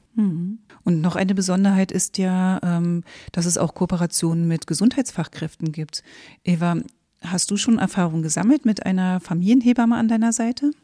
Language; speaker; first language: German; native; German